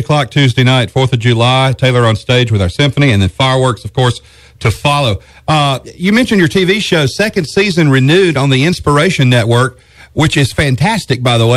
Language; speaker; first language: English; native; English